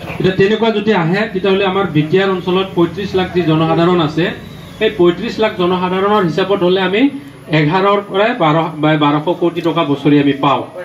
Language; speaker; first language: Assamese; non-native, local second language; Bodo